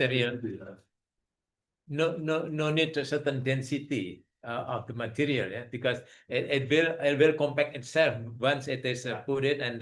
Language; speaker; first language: English; non-native, learner; Indonesian